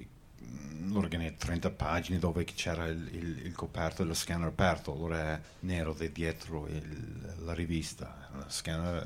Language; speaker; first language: Italian; early bilingual, heritage; Venetian